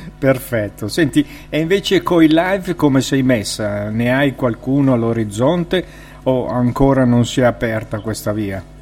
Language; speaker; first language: Italian; native; Italian